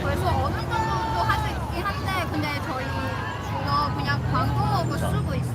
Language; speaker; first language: Korean; non-native, learner; Cantonese